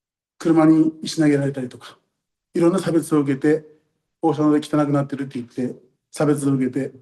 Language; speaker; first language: Japanese; native; Japanese